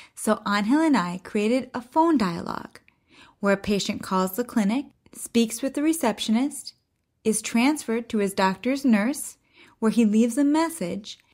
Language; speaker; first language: English; native; English